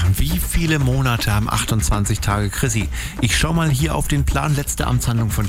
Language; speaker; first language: German; native; German